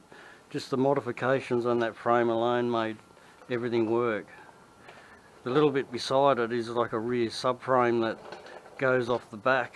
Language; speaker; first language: English; native; English